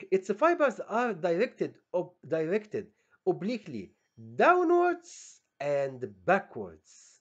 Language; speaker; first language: English; non-native, fluent; Arabic